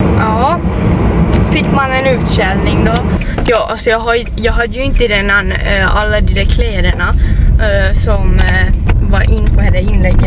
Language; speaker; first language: Swedish; native; Swedish